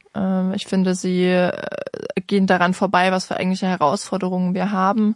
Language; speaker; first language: German; native; German